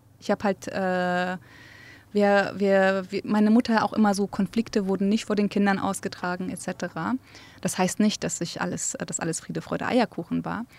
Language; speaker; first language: German; early bilingual, other home language; Central Kurdish